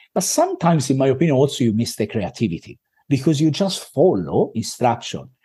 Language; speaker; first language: English; non-native, fluent; Italian